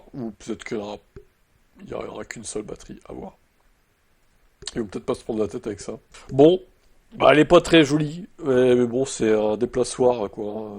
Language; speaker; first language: French; native; French